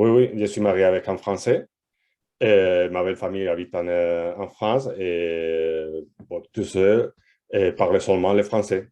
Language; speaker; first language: French; non-native, fluent; Spanish